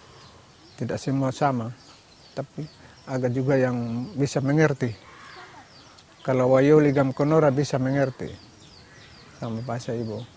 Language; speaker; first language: Indonesian; non-native, local second language; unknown